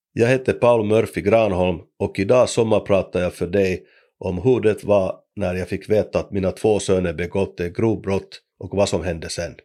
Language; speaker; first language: Swedish; native; Swedish